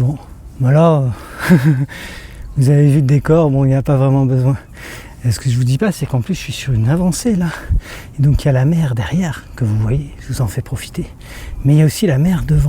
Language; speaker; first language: French; native; French